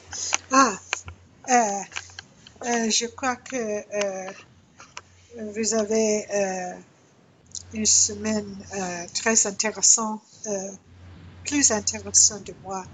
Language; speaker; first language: French; non-native, learner; English